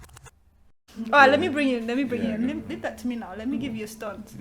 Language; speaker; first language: English; native; English